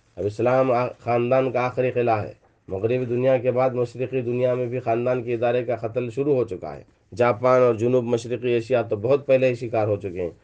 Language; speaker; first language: Urdu; native; Urdu